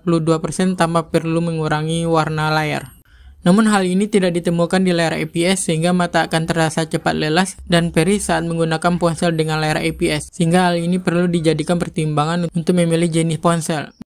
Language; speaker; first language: Indonesian; native; Indonesian